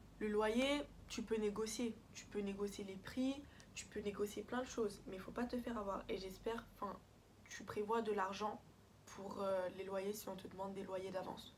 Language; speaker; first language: French; early bilingual, other home language; Portuguese